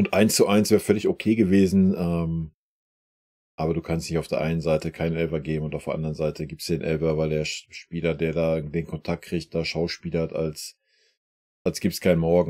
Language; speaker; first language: German; native; German